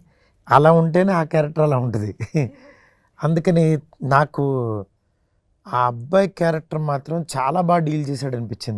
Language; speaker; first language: Telugu; native; Telugu